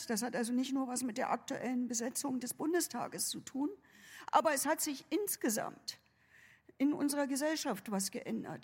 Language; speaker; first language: German; native; German